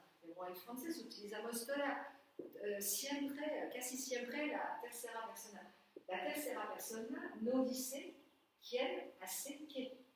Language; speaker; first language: Spanish; non-native, learner; French